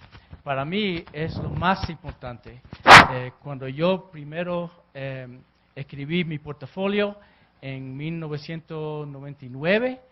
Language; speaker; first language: Spanish; early bilingual, heritage; Spanish